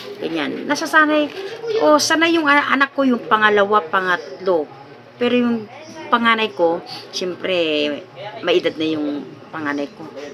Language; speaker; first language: Filipino; non-native, local second language; Iloko